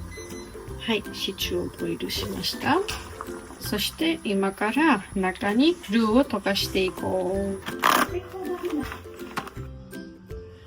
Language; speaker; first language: Japanese; non-native, fluent; Georgian